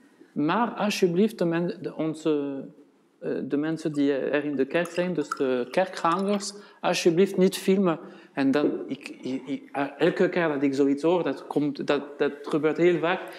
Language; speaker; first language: Dutch; non-native, fluent; French